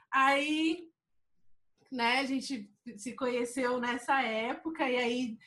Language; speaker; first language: Portuguese; native; Portuguese